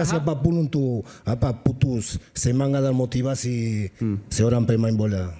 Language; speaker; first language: Indonesian; non-native, fluent; Spanish